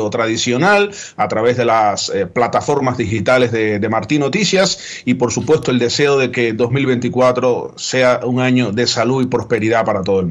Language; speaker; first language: Spanish; native; Spanish